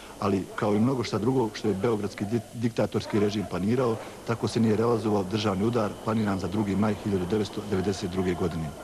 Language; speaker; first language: Bosnian; native; Bosnian